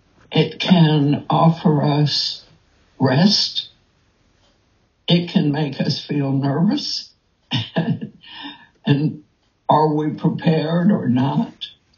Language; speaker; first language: English; native; English